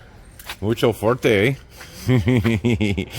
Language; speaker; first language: Spanish; non-native, learner; English